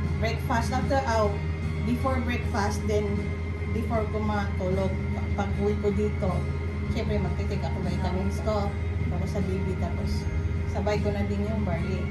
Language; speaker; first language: Filipino; non-native, local second language; Cebuano